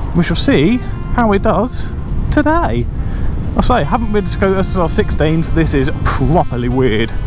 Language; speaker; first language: English; native; English